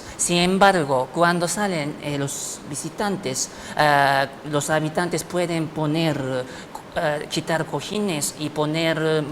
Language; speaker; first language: Spanish; non-native, fluent; Japanese